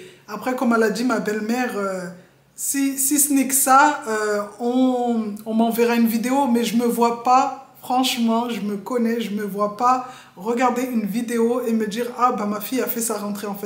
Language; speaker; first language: French; non-native, local second language; Comorian